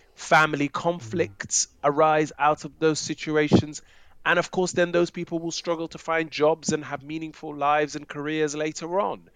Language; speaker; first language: English; native; English